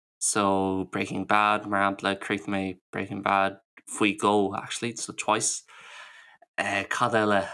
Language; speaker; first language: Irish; non-native, local second language; English